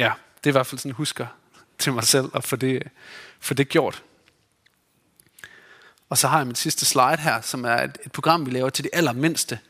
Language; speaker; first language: Danish; native; Danish